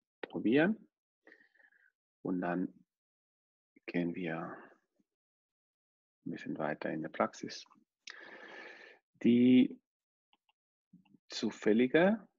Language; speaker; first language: German; non-native, fluent; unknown